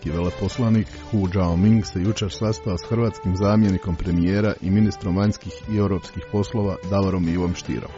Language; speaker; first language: Croatian; native; Croatian